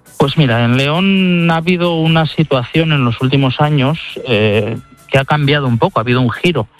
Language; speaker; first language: Spanish; native; Spanish